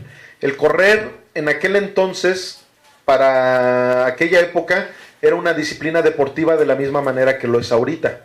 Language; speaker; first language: Spanish; native; Spanish